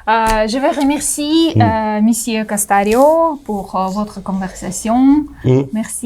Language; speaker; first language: French; non-native, learner; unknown